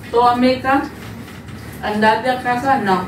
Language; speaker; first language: Italian; non-native, learner; Cebuano